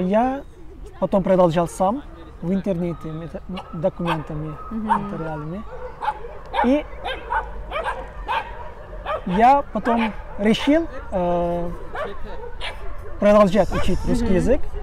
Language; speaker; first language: Russian; non-native, fluent; Turkish